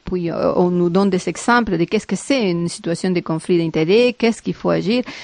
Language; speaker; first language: French; non-native, fluent; Spanish